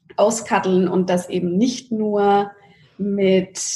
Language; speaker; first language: German; native; German